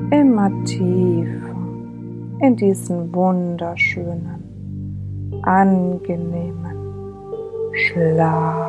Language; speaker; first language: German; native; German